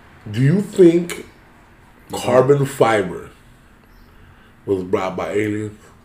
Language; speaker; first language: English; early bilingual, other home language; Spanish